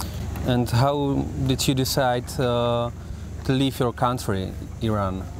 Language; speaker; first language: English; non-native, fluent; Czech